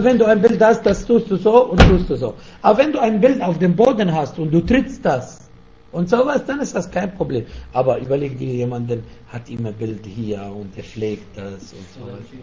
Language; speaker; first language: German; non-native, fluent; Arabic